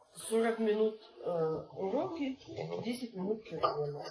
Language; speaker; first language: Russian; native; Russian